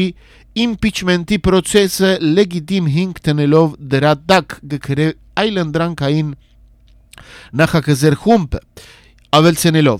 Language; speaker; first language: Armenian; early bilingual, heritage; Armenian